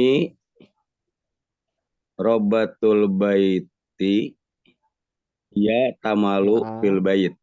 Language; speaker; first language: Arabic; non-native, learner; Indonesian